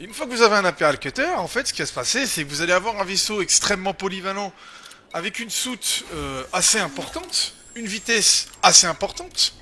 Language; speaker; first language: French; native; French